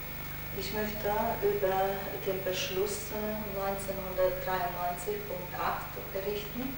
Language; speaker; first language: German; non-native, local second language; Hungarian